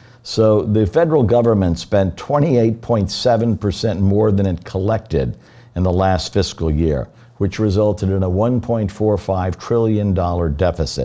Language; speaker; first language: English; native; English